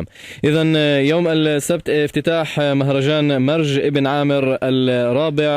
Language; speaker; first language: Arabic; native; Arabic